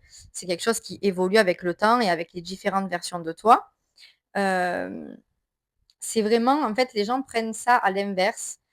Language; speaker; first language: French; native; French